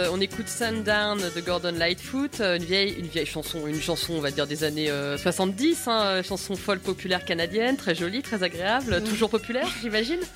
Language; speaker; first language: French; native; French